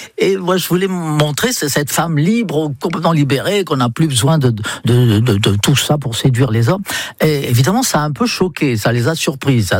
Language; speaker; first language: French; non-native, fluent; English